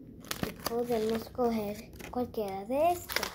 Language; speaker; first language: Spanish; early bilingual, heritage; Spanish